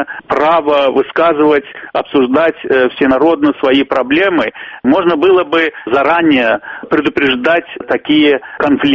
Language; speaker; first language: Russian; native; Russian